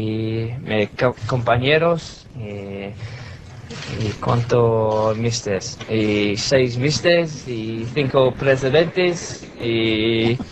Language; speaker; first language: Spanish; non-native, learner; English